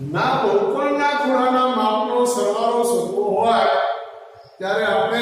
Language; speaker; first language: Gujarati; native; Gujarati